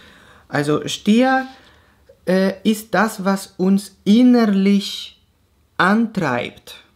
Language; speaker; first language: German; non-native, fluent; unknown